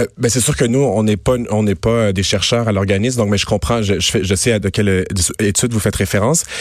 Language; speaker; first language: French; native; French